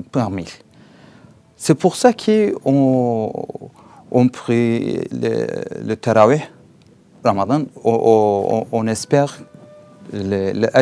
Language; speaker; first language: French; non-native, learner; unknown